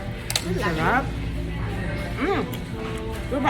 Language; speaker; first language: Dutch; non-native, learner; Filipino